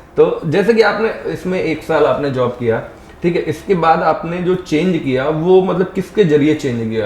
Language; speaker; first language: Hindi; native; Hindi